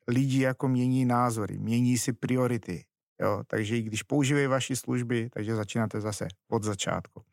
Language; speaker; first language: Czech; non-native, fluent; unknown